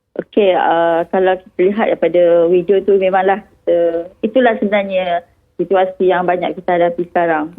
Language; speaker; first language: Malay; native; Malay